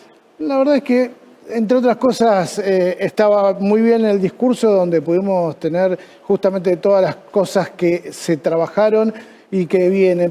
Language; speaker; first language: Spanish; native; Spanish